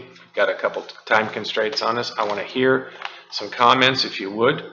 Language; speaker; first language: English; native; English